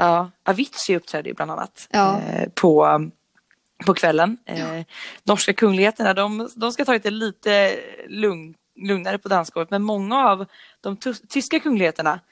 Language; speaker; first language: Swedish; native; Swedish